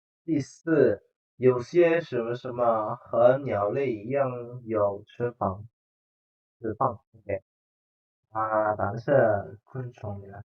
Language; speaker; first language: Chinese; non-native, fluent; Indonesian